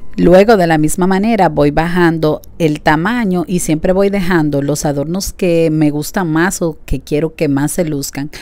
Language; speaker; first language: Spanish; native; Spanish